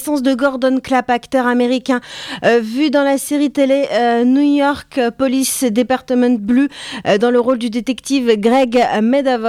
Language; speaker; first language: French; native; French